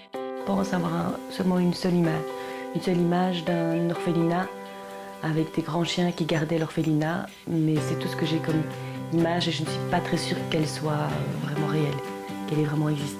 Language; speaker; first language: French; early bilingual, other home language; Korean